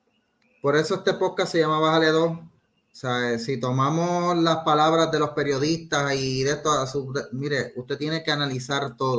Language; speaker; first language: Spanish; native; Spanish